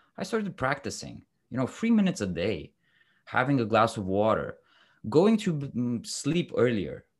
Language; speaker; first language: English; non-native, fluent; Romanian